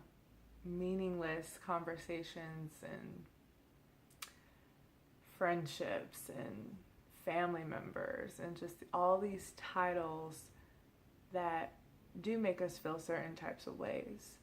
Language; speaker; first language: English; native; English